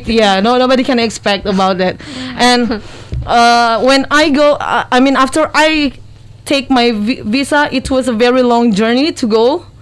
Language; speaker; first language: English; non-native, learner; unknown